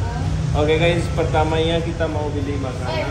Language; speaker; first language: Indonesian; non-native, learner; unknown